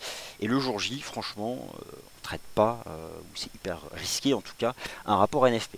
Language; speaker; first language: French; native; French